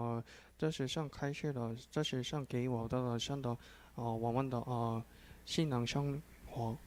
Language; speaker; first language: Chinese; non-native, learner; Korean